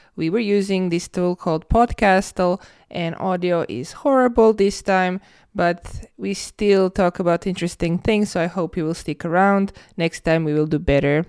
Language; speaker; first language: English; non-native, fluent; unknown